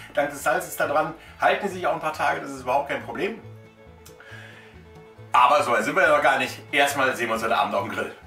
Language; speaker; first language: German; native; German